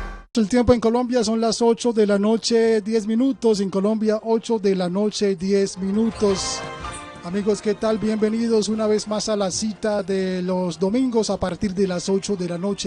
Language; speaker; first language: Spanish; native; Spanish